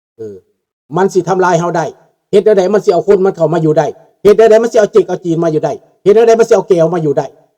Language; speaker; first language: Lao; native; Lao